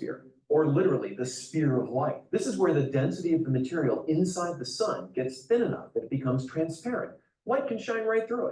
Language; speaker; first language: English; native; English